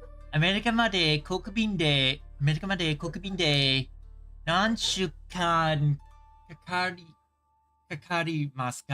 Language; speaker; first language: Japanese; non-native, learner; English